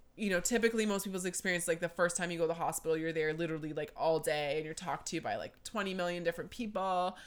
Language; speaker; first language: English; native; English